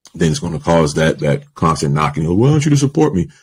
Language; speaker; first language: English; native; English